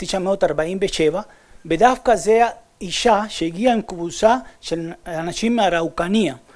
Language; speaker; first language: Hebrew; non-native, fluent; Spanish